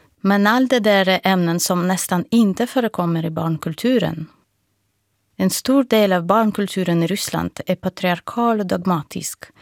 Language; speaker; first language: Swedish; non-native, fluent; Russian